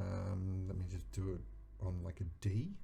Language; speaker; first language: English; native; English